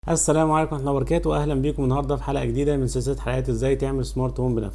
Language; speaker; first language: Arabic; native; Arabic